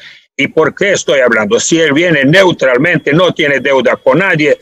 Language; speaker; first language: Spanish; non-native, fluent; Serbian